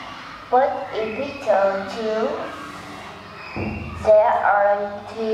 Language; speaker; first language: English; non-native, learner; Vietnamese